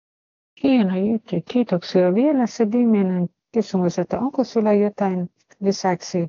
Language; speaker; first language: Finnish; non-native, fluent; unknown